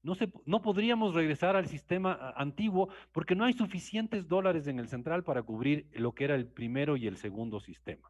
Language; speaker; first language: Spanish; native; Spanish